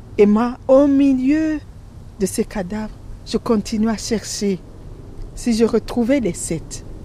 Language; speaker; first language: French; non-native, local second language; Rundi